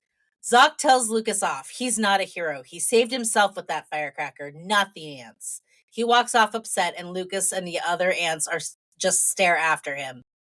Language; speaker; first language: English; native; English